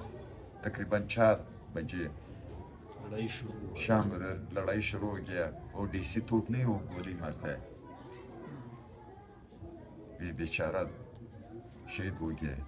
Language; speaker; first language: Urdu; non-native, local second language; Pashto